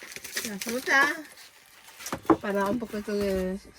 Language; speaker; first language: Spanish; non-native, learner; Filipino